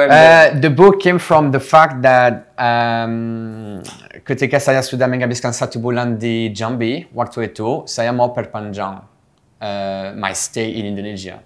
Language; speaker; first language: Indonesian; non-native, fluent; French